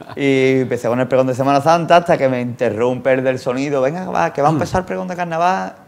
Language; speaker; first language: Spanish; native; Spanish